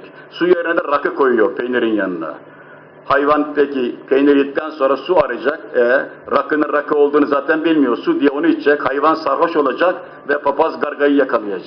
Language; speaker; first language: Turkish; native; Turkish